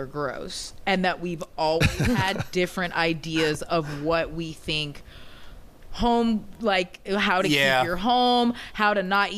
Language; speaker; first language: English; native; English